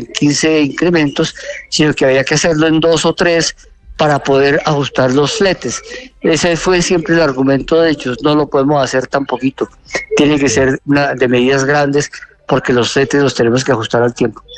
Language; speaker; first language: Spanish; native; Spanish